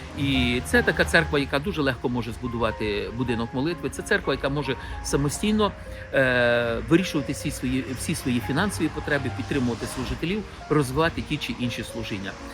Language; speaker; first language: Ukrainian; native; Ukrainian